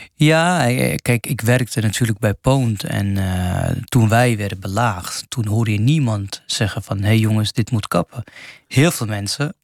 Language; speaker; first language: Dutch; non-native, fluent; Arabic